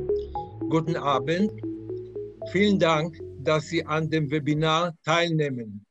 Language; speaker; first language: German; non-native, fluent; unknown